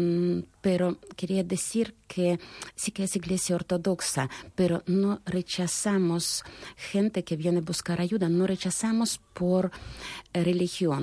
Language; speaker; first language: Spanish; non-native, fluent; Russian